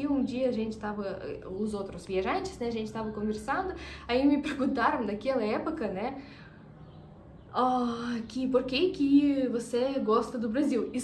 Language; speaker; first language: Portuguese; non-native, fluent; Russian